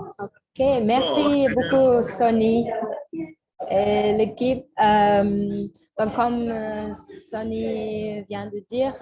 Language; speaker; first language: French; non-native, fluent; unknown